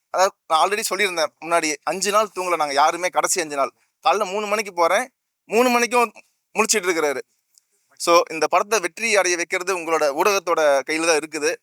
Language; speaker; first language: Tamil; native; Tamil